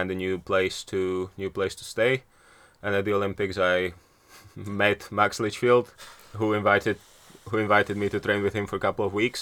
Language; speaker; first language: English; non-native, fluent; Slovak